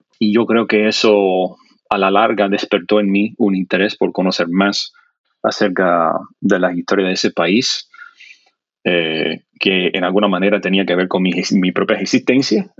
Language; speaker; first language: Spanish; non-native, fluent; English